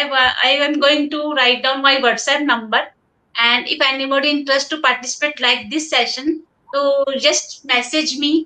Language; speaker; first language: English; non-native, local second language; Hindi